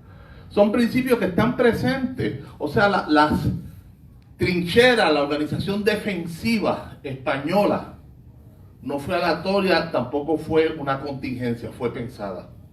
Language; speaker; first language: Spanish; native; Spanish